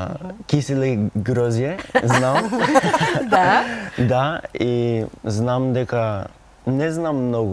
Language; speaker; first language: Macedonian; non-native, learner; English